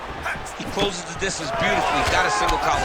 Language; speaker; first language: English; native; English